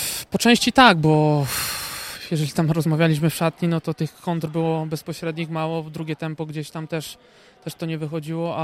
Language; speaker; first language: Polish; native; Polish